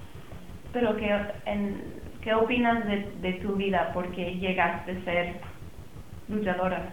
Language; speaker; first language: Spanish; non-native, fluent; English